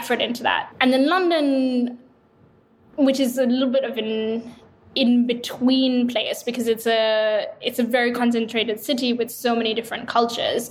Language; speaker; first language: English; non-native, local second language; Sinhala